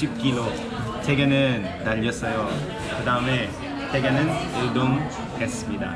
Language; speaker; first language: Korean; non-native, learner; English